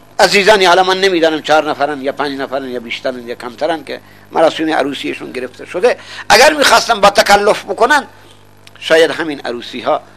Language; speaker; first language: Persian; non-native, local second language; Baluchi